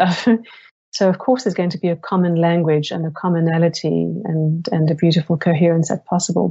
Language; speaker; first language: English; native; English